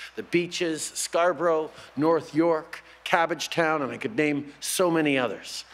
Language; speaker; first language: English; native; English